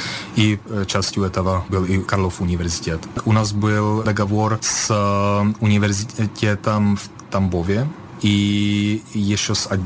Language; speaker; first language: Russian; non-native, fluent; Czech